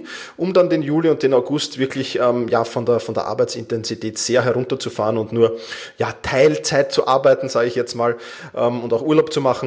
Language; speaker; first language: German; native; German